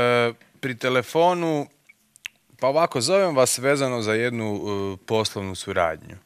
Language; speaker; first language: Croatian; native; Croatian